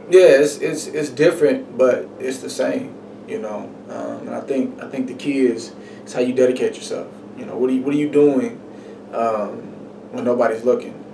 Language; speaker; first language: English; native; English